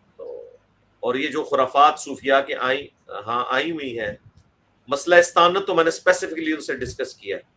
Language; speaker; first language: Urdu; non-native, local second language; Punjabi